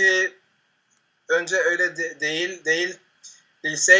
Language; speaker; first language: Turkish; non-native, learner; Spanish